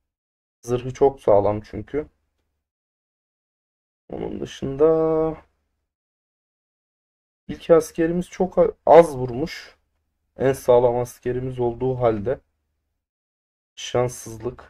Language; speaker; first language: Turkish; native; Turkish